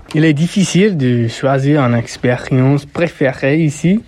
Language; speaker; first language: French; non-native, learner; English